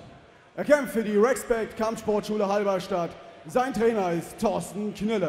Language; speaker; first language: German; native; German